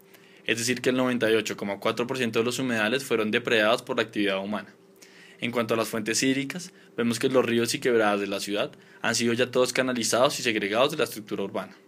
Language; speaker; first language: Spanish; native; Spanish